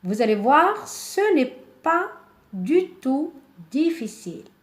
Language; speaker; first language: French; non-native, local second language; Arabic